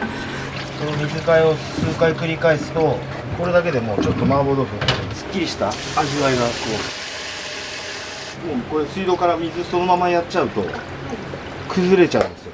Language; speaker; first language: Japanese; native; Japanese